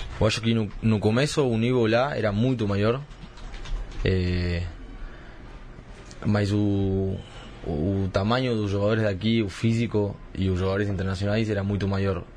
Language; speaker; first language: Portuguese; early bilingual, heritage; Spanish